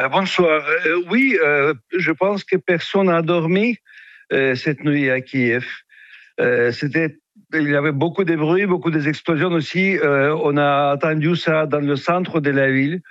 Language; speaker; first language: French; non-native, fluent; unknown